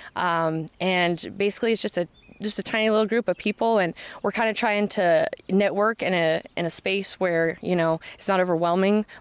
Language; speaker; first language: English; native; English